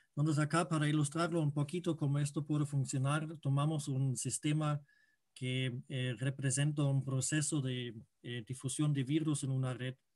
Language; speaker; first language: Spanish; non-native, fluent; German